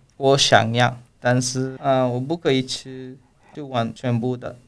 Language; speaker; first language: Chinese; non-native, learner; Spanish